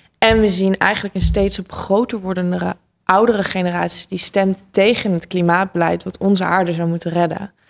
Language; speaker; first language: Dutch; native; Dutch